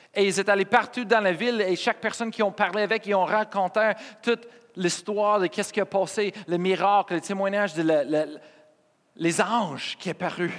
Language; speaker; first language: French; non-native, fluent; English